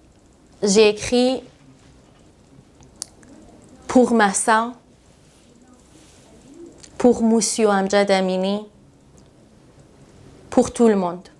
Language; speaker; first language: French; non-native, learner; Persian